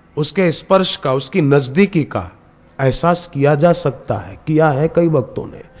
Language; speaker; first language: Hindi; native; Hindi